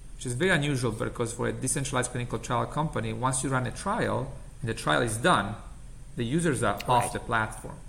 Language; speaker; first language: English; non-native, fluent; Italian